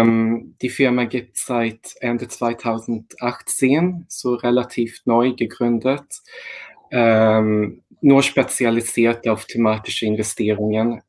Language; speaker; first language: German; non-native, fluent; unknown